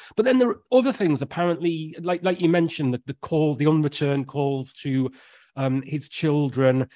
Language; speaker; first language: English; native; English